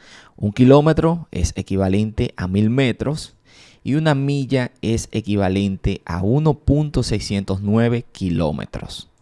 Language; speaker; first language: Spanish; native; Spanish